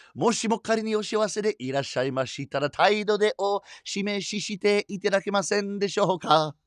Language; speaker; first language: Japanese; non-native, fluent; English